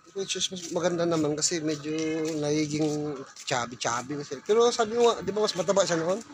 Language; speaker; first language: Filipino; native; Filipino